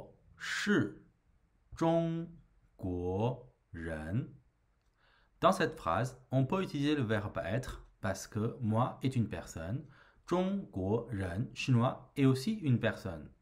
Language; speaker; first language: French; non-native, fluent; Chinese